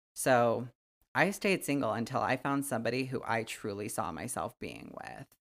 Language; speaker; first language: English; native; English